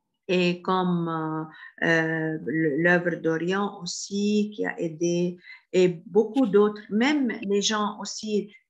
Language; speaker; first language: French; non-native, fluent; Arabic